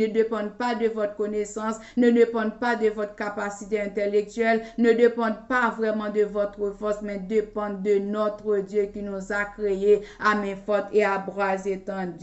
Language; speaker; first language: French; non-native, local second language; Haitian Creole